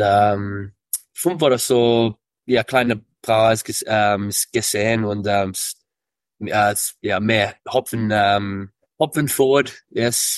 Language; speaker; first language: German; early bilingual, heritage; English